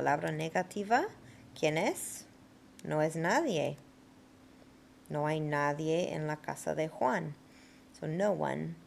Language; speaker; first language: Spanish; non-native, fluent; English